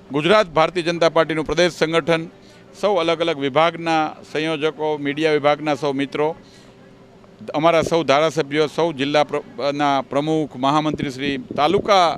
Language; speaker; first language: Gujarati; native; Gujarati